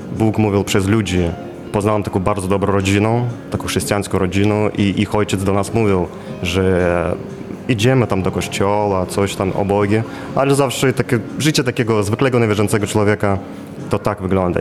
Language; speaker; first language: Polish; non-native, fluent; Ukrainian